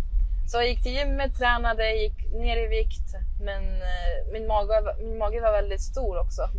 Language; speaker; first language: Swedish; early bilingual, other home language; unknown